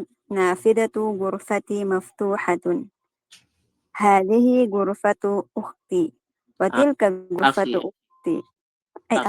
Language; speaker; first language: Arabic; non-native, learner; Filipino